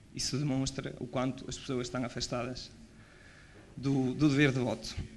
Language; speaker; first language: Portuguese; native; Portuguese